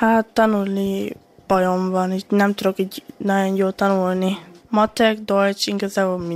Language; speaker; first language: Hungarian; early bilingual, heritage; Hungarian